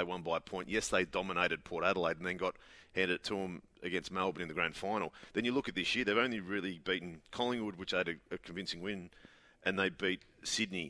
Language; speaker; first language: English; native; English